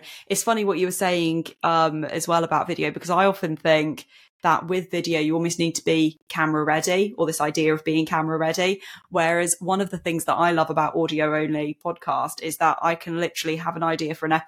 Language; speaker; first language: English; native; English